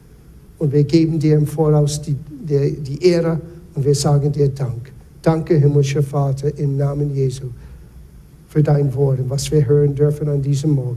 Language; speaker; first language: German; non-native, fluent; English